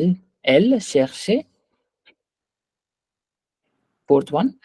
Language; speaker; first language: French; non-native, fluent; Hindi